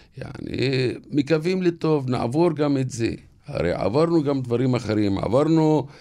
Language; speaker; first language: Hebrew; non-native, local second language; Arabic